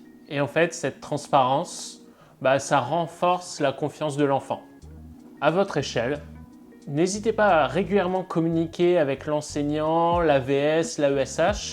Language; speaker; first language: French; native; French